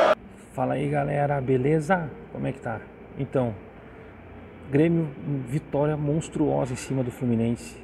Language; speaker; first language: Portuguese; native; Portuguese